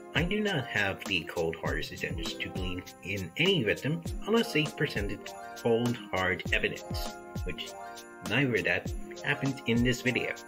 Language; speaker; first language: English; native; English